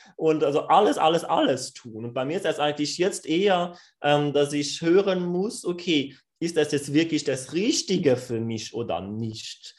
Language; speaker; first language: German; non-native, fluent; French